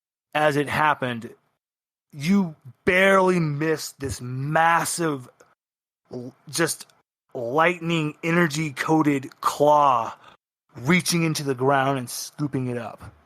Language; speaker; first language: English; native; English